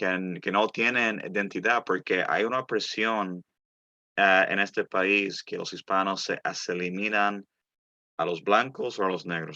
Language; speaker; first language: Spanish; early bilingual, heritage; Spanish